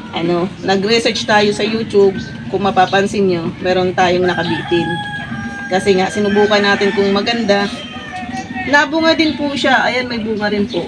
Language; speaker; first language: Filipino; non-native, local second language; Bikol